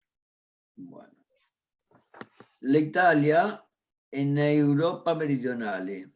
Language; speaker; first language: Italian; non-native, learner; Spanish